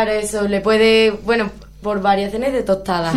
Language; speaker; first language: Spanish; native; Spanish